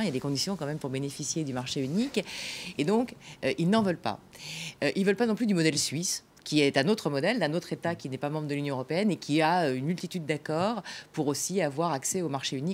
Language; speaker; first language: French; native; French